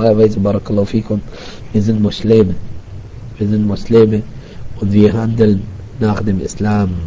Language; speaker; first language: German; non-native, fluent; Arabic